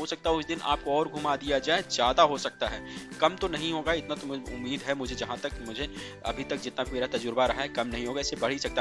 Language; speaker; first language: Hindi; native; Hindi